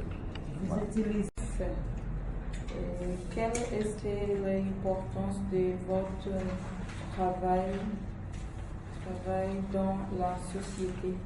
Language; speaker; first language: French; non-native, learner; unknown